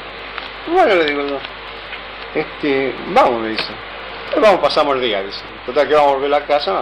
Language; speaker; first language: Spanish; native; Spanish